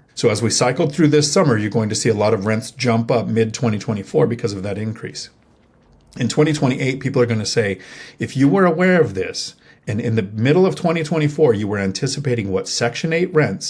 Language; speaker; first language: English; native; English